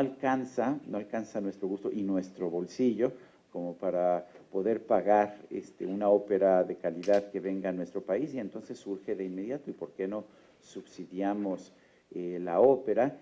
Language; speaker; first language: Spanish; native; Spanish